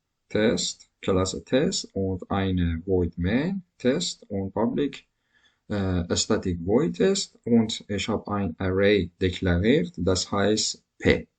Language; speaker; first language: German; non-native, learner; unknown